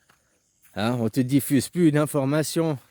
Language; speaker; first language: French; native; French